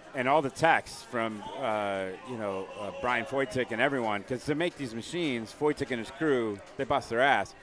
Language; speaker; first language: English; native; English